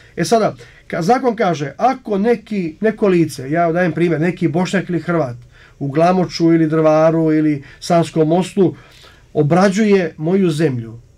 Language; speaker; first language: Serbian; native; Serbian